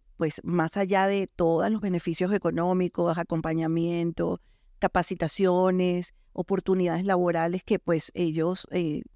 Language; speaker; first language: Spanish; native; Spanish